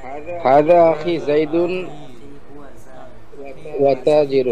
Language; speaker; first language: Arabic; non-native, learner; Bangla